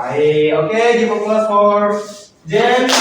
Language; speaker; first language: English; non-native, fluent; Indonesian